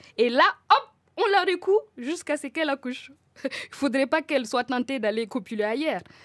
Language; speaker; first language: French; non-native, local second language; Mossi